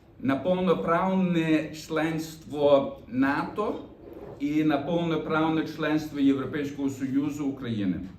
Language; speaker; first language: Ukrainian; early bilingual, heritage; Ukrainian